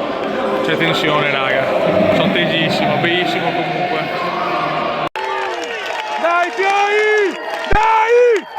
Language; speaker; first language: Italian; native; Italian